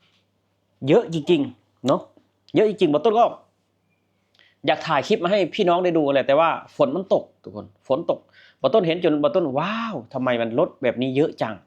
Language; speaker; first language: Thai; non-native, local second language; Northeastern Thai